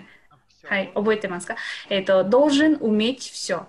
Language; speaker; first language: Russian; non-native, learner; Japanese